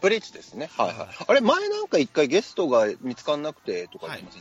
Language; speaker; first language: Japanese; native; Japanese